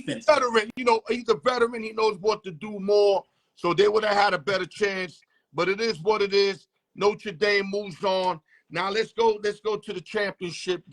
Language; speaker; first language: English; native; English